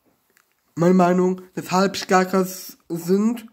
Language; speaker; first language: German; non-native, learner; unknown